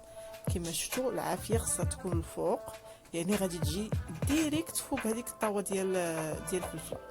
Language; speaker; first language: Arabic; native; Arabic